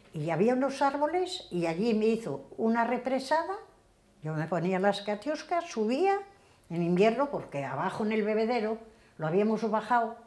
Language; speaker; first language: Spanish; native; Spanish